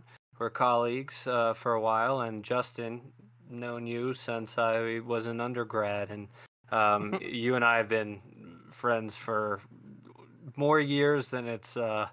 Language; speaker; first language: English; native; English